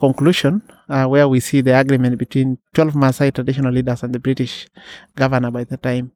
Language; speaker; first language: English; non-native, local second language; Masai